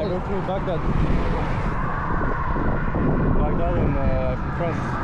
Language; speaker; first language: English; non-native, learner; French